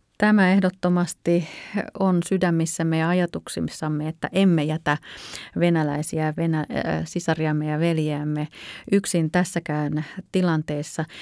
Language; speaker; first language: Finnish; native; Finnish